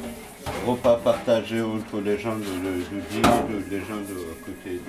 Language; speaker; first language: French; non-native, learner; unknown